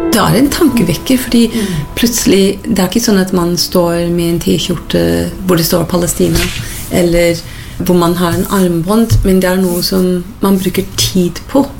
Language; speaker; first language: Norwegian; non-native, fluent; English